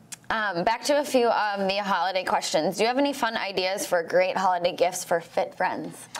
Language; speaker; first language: English; native; English